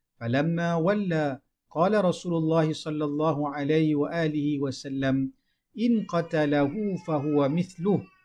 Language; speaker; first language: Arabic; non-native, fluent; Malay